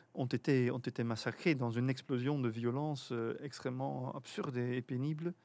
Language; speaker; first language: French; native; French